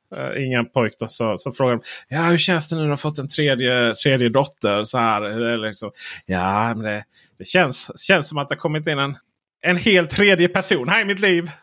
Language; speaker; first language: Swedish; native; Swedish